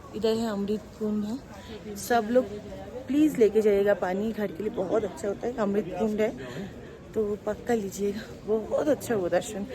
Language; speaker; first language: Hindi; non-native, local second language; Bangla